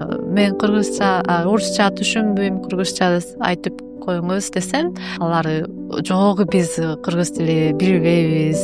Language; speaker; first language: Kyrgyz; non-native, learner; Japanese